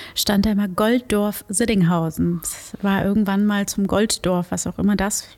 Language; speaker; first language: German; early bilingual, other home language; Portuguese